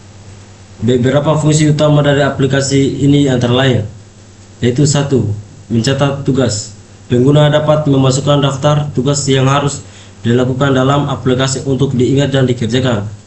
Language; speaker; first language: Indonesian; native; Indonesian